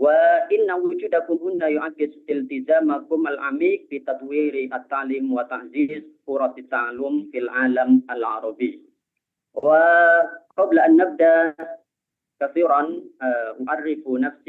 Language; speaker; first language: Arabic; non-native, fluent; Indonesian